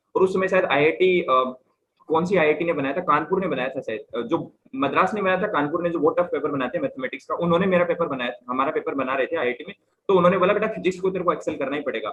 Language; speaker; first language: Hindi; native; Hindi